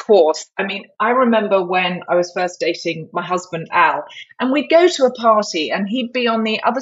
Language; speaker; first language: English; native; English